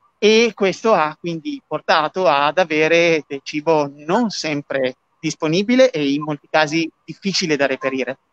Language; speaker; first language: Italian; native; Italian